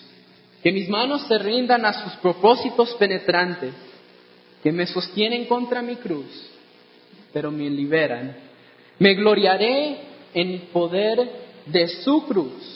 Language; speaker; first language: Spanish; non-native, fluent; English